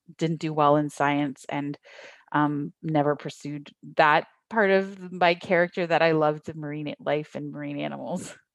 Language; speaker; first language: English; native; English